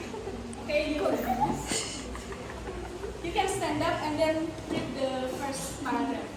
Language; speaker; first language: English; non-native, learner; Indonesian